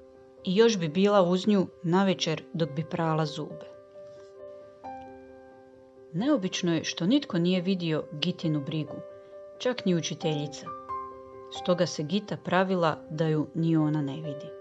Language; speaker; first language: Croatian; native; Croatian